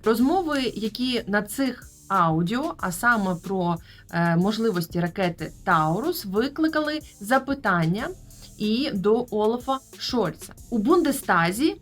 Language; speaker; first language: Ukrainian; native; Ukrainian